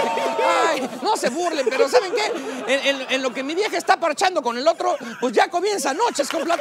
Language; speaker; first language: Spanish; native; Spanish